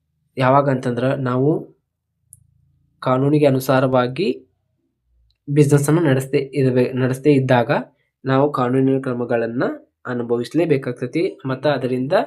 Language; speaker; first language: Kannada; native; Kannada